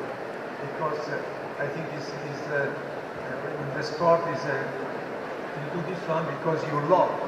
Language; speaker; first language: English; non-native, learner; Italian